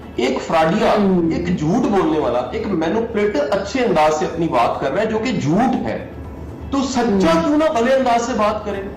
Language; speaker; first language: Urdu; non-native, local second language; Punjabi